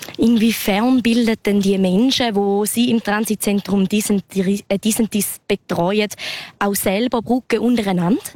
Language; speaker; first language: German; native; German